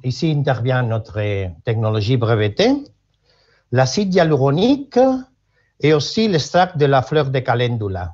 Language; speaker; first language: French; non-native, learner; Spanish